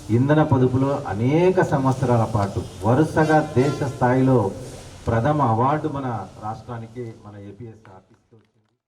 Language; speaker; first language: Telugu; native; Telugu